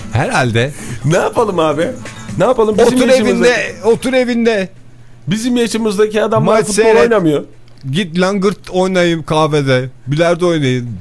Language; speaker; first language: Turkish; native; Turkish